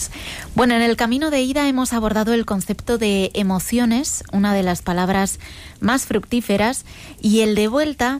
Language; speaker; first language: Spanish; native; Spanish